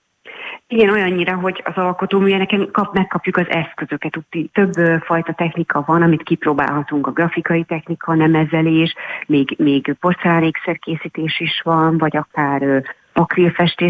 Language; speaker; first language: Hungarian; native; Hungarian